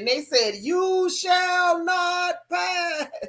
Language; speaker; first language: English; native; English